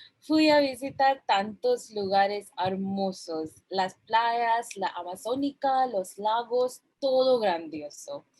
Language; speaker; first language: Spanish; non-native, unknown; Bangla